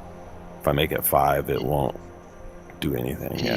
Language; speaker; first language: English; native; English